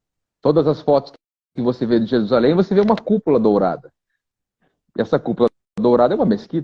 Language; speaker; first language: Portuguese; native; Portuguese